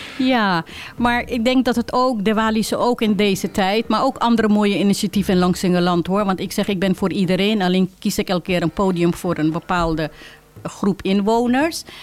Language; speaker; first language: Dutch; early bilingual, other home language; Caribbean Hindustani